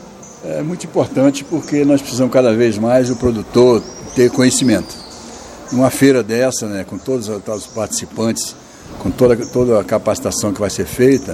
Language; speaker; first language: Portuguese; native; Portuguese